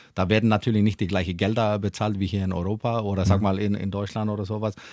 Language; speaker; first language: German; non-native, fluent; Icelandic